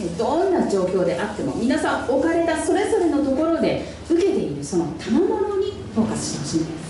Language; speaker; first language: Japanese; non-native, fluent; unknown